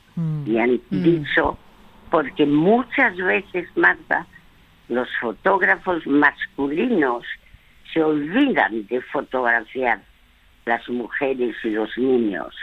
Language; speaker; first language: Spanish; early bilingual, other home language; French